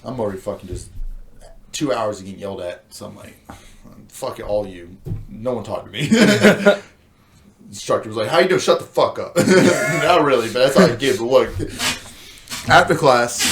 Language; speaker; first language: English; native; English